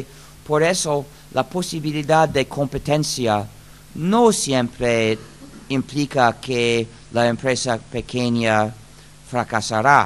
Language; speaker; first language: Spanish; non-native, fluent; English